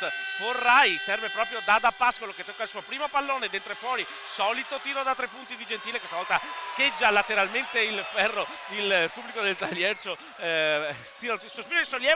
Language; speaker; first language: Italian; native; Italian